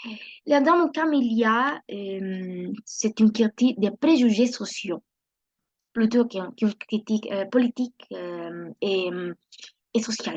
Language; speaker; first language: French; non-native, learner; Spanish